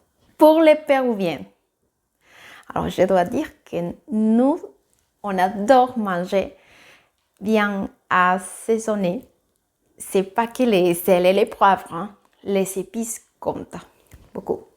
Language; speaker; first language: French; non-native, fluent; Spanish